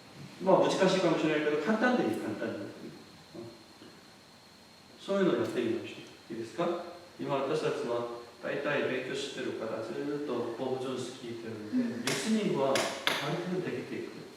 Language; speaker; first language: Japanese; non-native, fluent; Korean